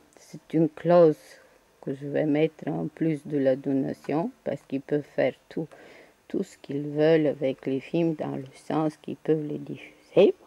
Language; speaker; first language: French; non-native, fluent; Bulgarian